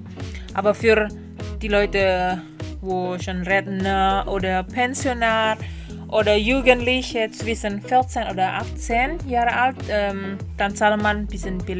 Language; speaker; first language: German; non-native, learner; Indonesian